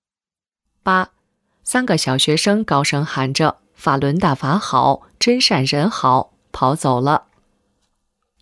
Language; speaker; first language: Chinese; native; Chinese